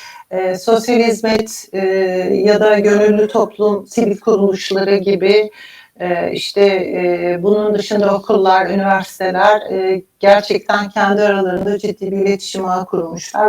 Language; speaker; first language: Turkish; native; Turkish